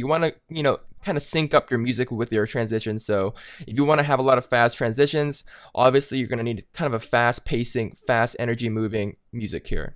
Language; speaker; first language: English; native; English